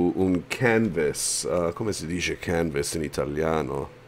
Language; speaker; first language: Italian; early bilingual, heritage; Italian